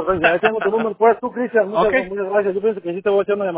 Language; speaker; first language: Spanish; native; Spanish